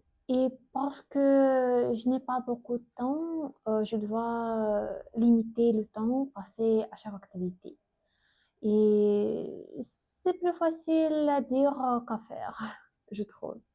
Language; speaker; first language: French; non-native, learner; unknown